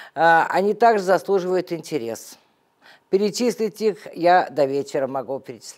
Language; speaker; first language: Russian; native; Russian